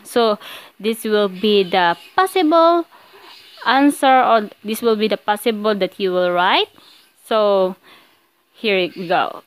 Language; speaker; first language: English; non-native, local second language; Filipino